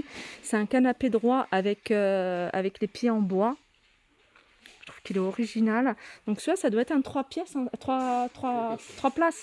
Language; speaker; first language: French; native; French